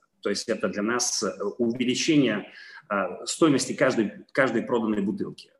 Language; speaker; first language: Russian; non-native, fluent; Italian